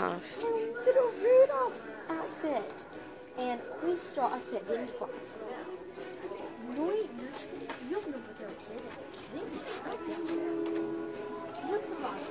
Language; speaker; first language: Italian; early bilingual, heritage; English